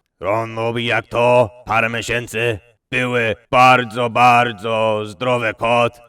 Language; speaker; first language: Polish; non-native, learner; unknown